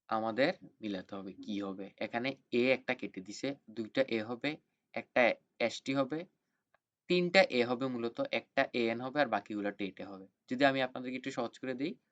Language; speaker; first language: Bangla; native; Bangla